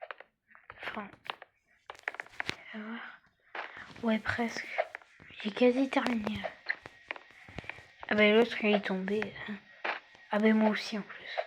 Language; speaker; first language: French; native; French